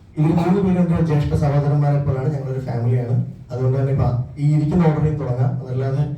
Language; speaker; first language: Malayalam; native; Malayalam